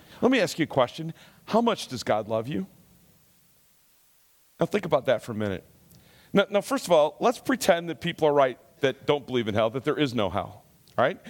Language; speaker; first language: English; native; English